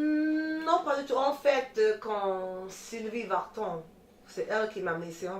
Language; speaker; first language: French; non-native, fluent; English